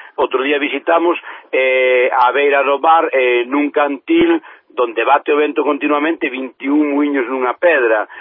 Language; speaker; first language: Galician; native; Galician